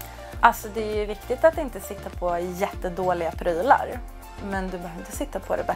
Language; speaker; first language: Swedish; native; Swedish